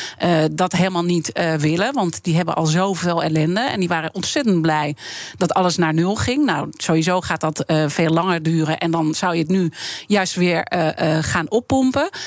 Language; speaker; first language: Dutch; native; Dutch